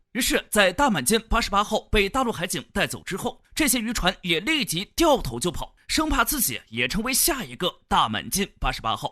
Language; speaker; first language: Chinese; native; Chinese